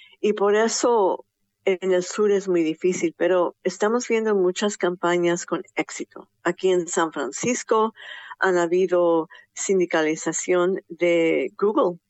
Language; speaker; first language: Spanish; early bilingual, heritage; Spanish